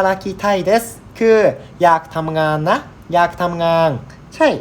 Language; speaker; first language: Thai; non-native, learner; Japanese